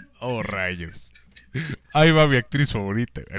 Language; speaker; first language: Spanish; native; Spanish